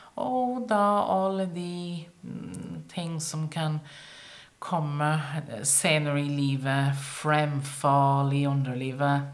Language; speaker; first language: Norwegian; non-native, fluent; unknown